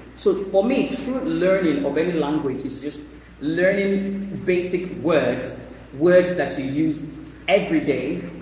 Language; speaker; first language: English; non-native, local second language; Yoruba